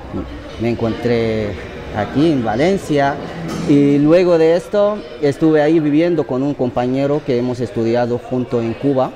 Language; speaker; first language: Spanish; non-native, fluent; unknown